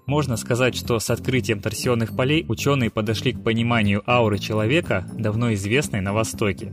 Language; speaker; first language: Russian; native; Russian